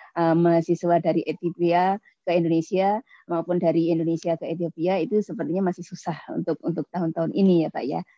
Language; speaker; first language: Indonesian; native; Indonesian